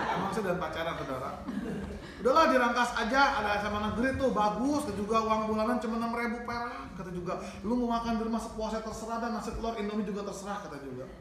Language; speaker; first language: Indonesian; native; Indonesian